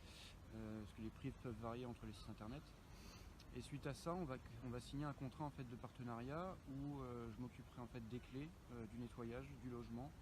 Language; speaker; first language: French; native; French